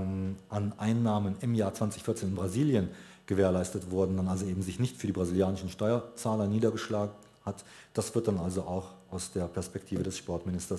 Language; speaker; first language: German; native; German